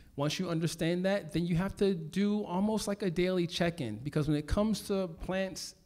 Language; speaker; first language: English; native; English